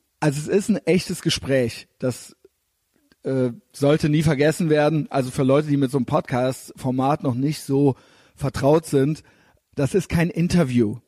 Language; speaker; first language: German; native; German